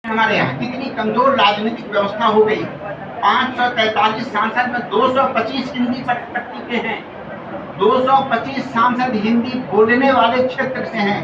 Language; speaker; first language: Hindi; native; Hindi